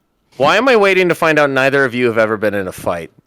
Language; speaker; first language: English; native; English